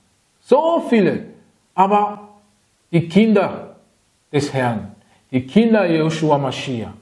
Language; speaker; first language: German; non-native, fluent; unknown